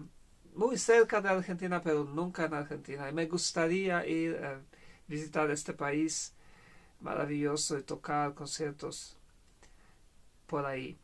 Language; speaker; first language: Spanish; non-native, learner; Polish